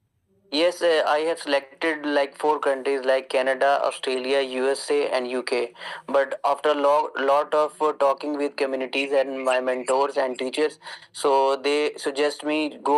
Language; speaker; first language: English; non-native, learner; Urdu